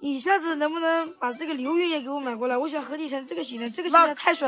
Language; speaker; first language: Chinese; native; Chinese